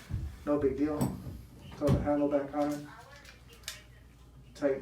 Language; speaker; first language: English; native; English